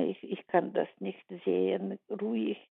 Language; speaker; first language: German; early bilingual, heritage; German